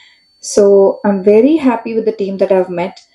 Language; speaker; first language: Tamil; non-native, learner; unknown